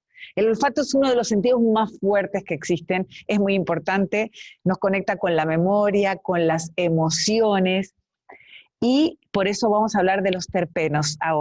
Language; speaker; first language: Spanish; native; Spanish